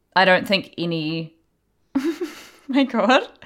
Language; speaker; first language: English; native; English